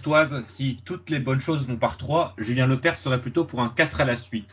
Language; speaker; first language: French; native; French